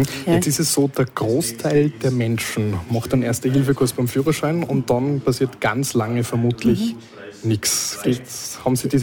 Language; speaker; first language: German; native; German